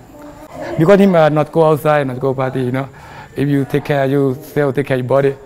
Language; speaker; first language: English; non-native, learner; Thai